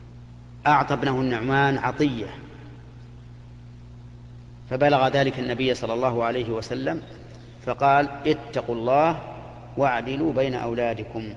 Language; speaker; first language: Arabic; native; Arabic